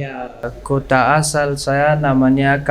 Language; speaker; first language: Indonesian; non-native, learner; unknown